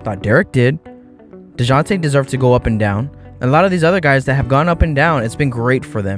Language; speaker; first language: English; native; English